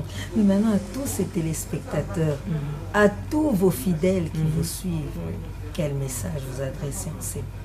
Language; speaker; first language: French; non-native, local second language; Lingala